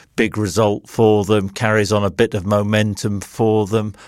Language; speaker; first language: English; native; English